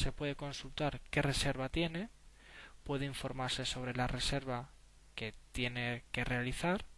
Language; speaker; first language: Spanish; native; Spanish